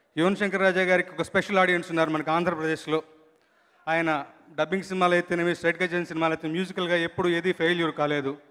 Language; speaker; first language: Telugu; native; Telugu